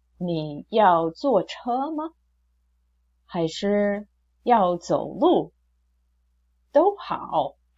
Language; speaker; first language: Chinese; non-native, fluent; English